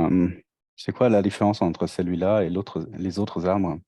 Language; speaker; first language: French; non-native, fluent; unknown